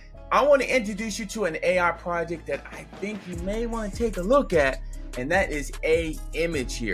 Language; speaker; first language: English; native; English